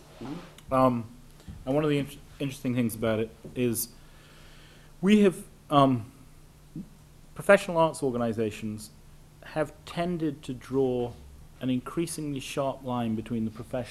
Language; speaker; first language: English; native; English